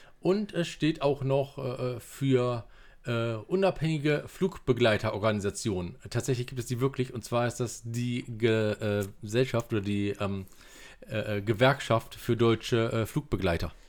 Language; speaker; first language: German; native; German